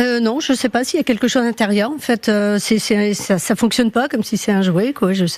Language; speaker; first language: French; native; French